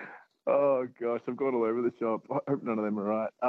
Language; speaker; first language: English; native; English